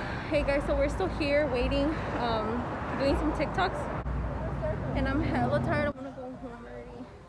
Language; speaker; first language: English; early bilingual, other home language; Spanish